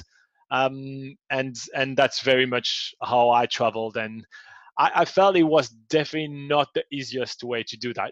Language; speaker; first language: English; non-native, fluent; French